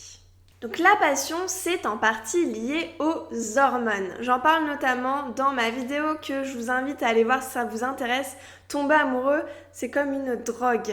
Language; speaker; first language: French; native; French